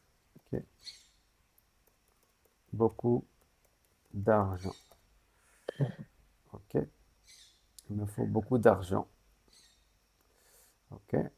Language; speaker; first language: French; non-native, fluent; Sinhala